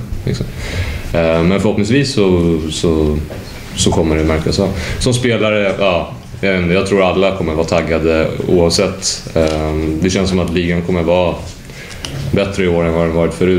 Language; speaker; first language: Swedish; native; Swedish